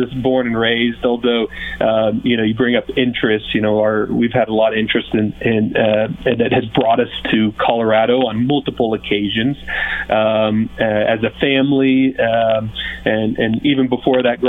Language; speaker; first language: English; native; English